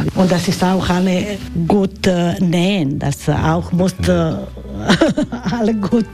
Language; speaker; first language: German; non-native, learner; Croatian